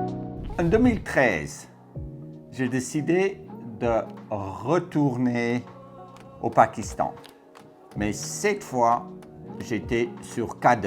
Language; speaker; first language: French; non-native, fluent; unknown